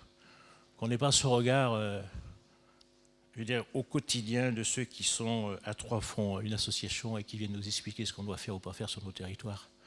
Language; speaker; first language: French; native; French